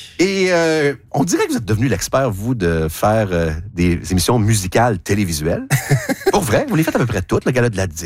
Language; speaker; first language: French; native; French